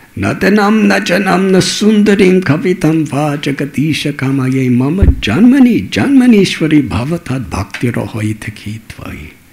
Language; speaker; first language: English; native; English